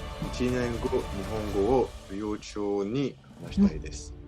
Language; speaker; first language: Japanese; non-native, learner; French